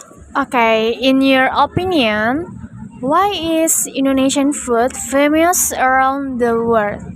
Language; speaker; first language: English; non-native, learner; Indonesian